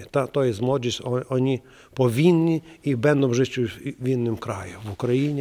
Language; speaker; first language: Polish; non-native, learner; Ukrainian